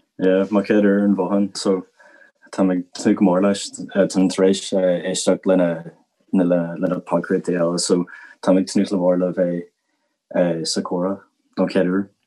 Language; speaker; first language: Irish; non-native, local second language; English